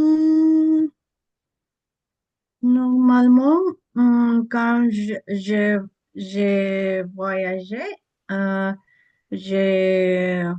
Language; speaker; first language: French; non-native, learner; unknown